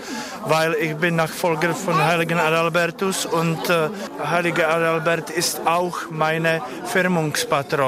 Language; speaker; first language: German; non-native, learner; Czech